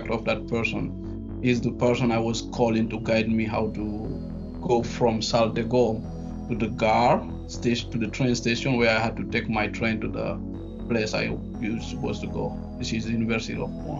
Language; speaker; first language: English; non-native, fluent; Fula